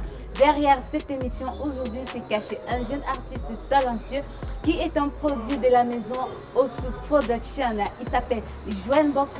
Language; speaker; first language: French; native; French